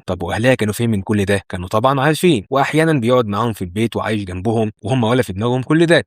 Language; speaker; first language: Arabic; native; Arabic